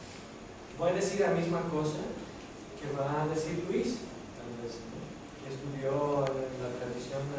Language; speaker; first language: Spanish; non-native, fluent; Greek